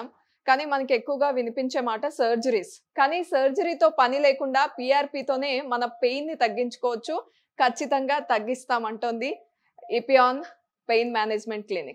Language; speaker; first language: Telugu; native; Telugu